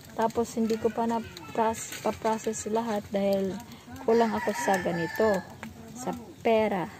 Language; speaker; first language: Filipino; non-native, local second language; Waray